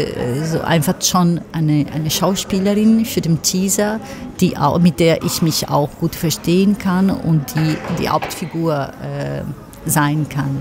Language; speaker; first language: German; non-native, fluent; Italian